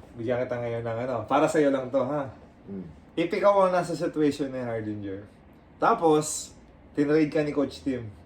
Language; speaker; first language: Filipino; native; Filipino